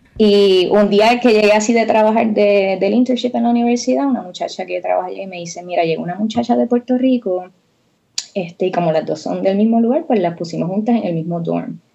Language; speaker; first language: Spanish; native; Spanish